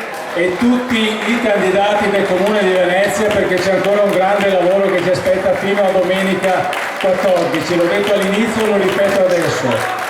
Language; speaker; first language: Italian; native; Italian